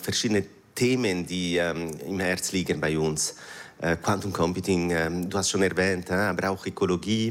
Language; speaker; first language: German; non-native, fluent; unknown